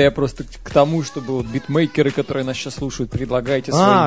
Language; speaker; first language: Russian; native; Russian